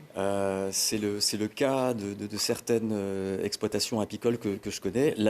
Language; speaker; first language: French; native; French